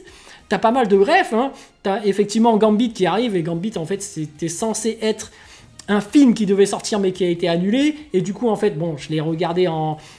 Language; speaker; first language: French; native; French